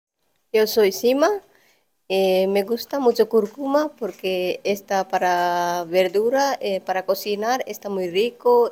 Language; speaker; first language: Spanish; non-native, learner; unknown